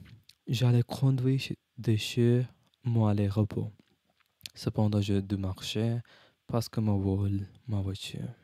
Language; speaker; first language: French; non-native, learner; English